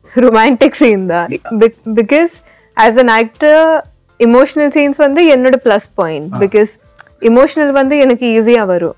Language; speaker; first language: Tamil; non-native, learner; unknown